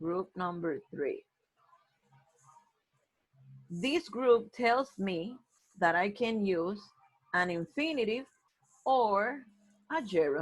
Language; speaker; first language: English; non-native, fluent; Spanish